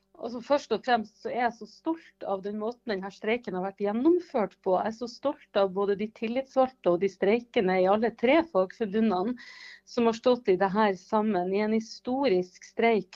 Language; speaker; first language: Norwegian; native; Norwegian